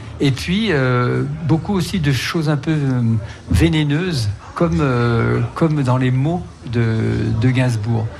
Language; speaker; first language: French; native; French